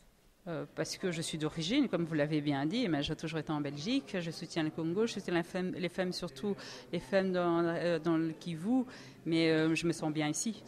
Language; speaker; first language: French; early bilingual, other home language; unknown